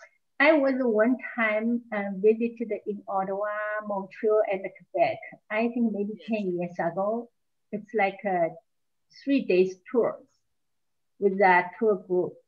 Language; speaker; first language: English; non-native, learner; Chinese